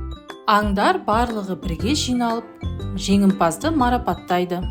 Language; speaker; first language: Kazakh; native; Kazakh